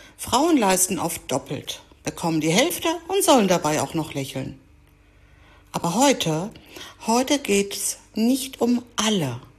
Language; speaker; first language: German; early bilingual, other home language; Greek